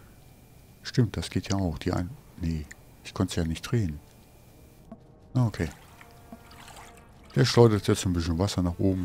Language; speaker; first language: German; native; German